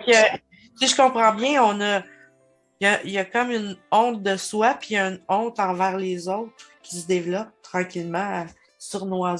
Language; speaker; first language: French; native; French